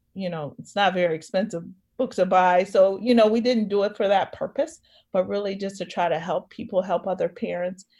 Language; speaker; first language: English; native; English